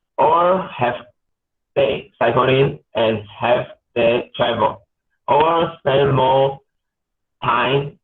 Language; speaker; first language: English; non-native, learner; Chinese